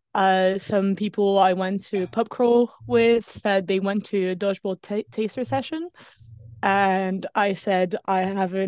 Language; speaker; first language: English; non-native, fluent; French